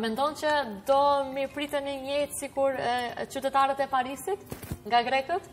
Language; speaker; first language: Albanian; native; Albanian